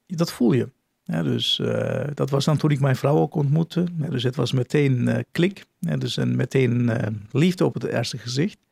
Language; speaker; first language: Dutch; non-native, fluent; Turkish